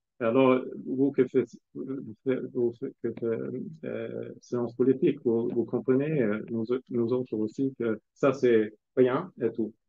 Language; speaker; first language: French; non-native, fluent; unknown